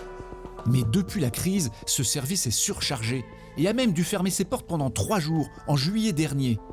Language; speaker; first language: French; native; French